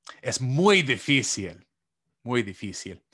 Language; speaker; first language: Spanish; non-native, fluent; English